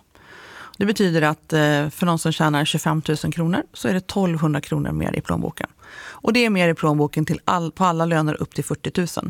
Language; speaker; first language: Swedish; native; Swedish